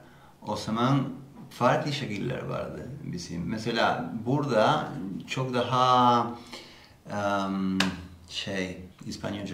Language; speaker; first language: Turkish; non-native, learner; Spanish